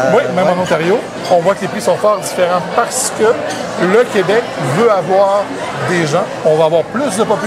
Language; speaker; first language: French; native; French